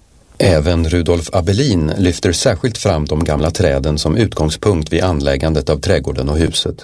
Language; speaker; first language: Swedish; native; Swedish